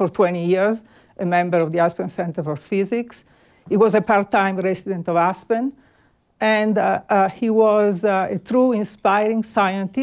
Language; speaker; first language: English; non-native, fluent; Italian